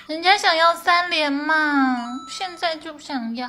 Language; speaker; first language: Chinese; native; Chinese